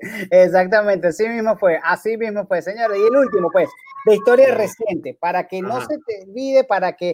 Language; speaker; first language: Spanish; native; Spanish